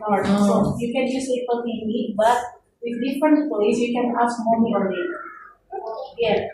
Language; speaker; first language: English; non-native, learner; Indonesian